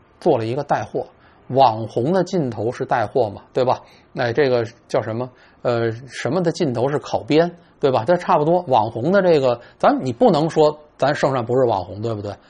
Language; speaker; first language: Chinese; native; Chinese